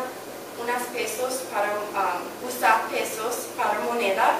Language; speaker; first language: Spanish; non-native, learner; English